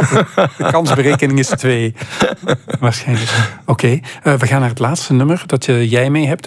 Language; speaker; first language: Dutch; native; Dutch